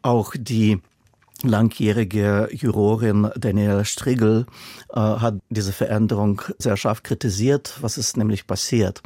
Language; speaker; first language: German; non-native, fluent; Russian